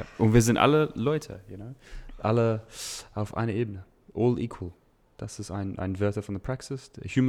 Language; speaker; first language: German; non-native, learner; English